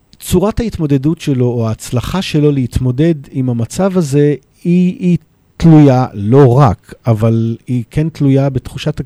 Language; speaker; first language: Hebrew; native; Hebrew